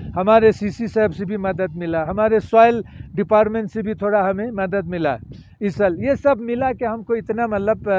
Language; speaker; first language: Urdu; non-native, local second language; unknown